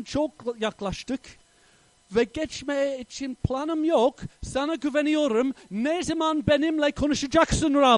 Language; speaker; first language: Turkish; non-native, fluent; English